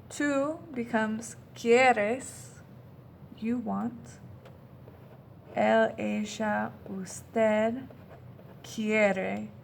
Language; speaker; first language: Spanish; non-native, fluent; English